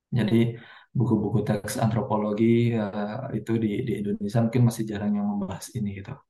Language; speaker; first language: Indonesian; native; Indonesian